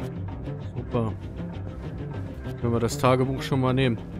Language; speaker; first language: German; native; German